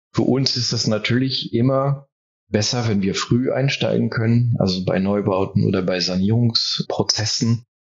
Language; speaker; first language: German; early bilingual, heritage; French